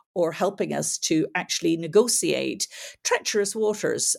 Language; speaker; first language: English; native; English